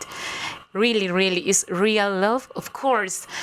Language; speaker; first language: English; non-native, learner; Spanish